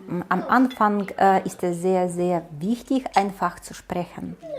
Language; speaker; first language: German; non-native, learner; Ukrainian